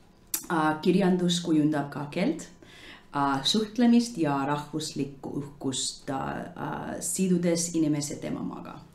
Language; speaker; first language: Estonian; non-native, learner; English